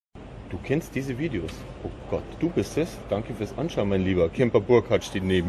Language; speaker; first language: German; native; German